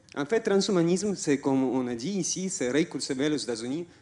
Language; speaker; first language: French; non-native, fluent; Russian